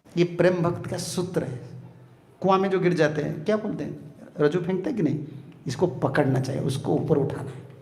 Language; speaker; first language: Hindi; non-native, local second language; Bangla